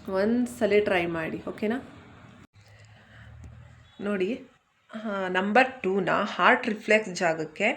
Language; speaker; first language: Kannada; native; Kannada